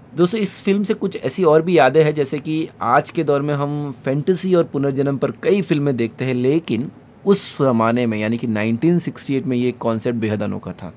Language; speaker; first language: Hindi; non-native, local second language; Gujarati